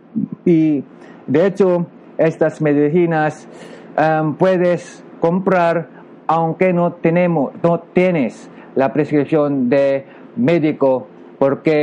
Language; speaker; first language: Spanish; non-native, local second language; Filipino